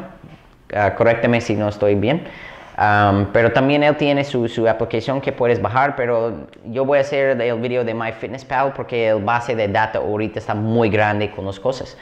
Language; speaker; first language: Spanish; non-native, fluent; English